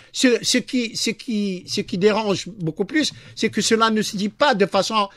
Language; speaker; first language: French; non-native, local second language; Arabic